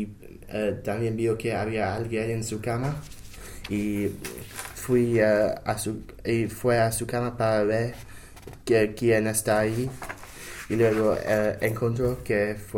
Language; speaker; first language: Spanish; non-native, learner; English